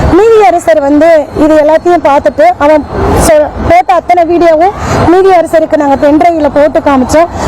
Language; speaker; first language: Tamil; native; Tamil